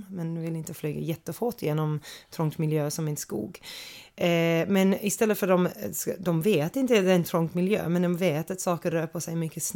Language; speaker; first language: Swedish; non-native, fluent; English